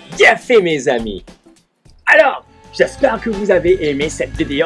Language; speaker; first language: French; non-native, fluent; English